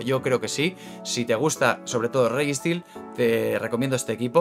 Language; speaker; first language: Spanish; native; Spanish